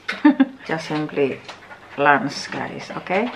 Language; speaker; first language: English; non-native, learner; Indonesian